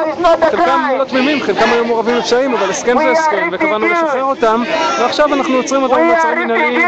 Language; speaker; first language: Hebrew; native; Hebrew